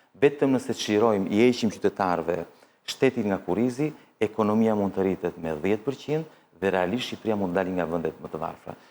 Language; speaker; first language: Albanian; early bilingual, heritage; Albanian